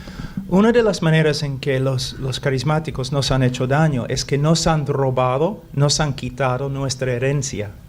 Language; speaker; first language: Spanish; non-native, fluent; English